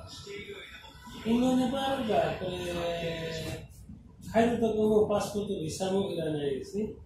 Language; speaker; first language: Japanese; non-native, learner; Nepali